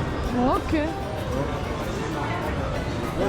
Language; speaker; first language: French; non-native, local second language; Kinyarwanda